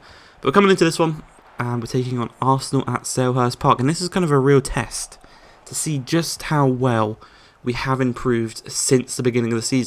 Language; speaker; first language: English; native; English